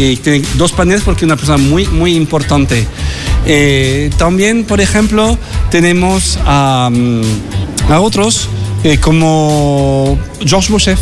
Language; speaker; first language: Spanish; non-native, fluent; French